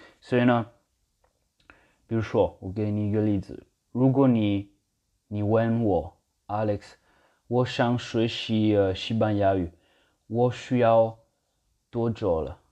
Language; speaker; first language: Chinese; non-native, learner; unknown